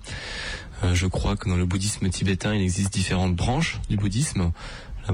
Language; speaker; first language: French; native; French